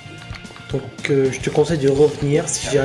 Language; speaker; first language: French; native; French